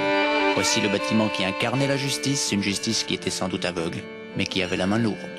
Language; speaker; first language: French; native; French